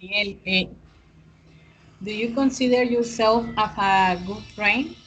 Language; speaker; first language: English; non-native, fluent; Spanish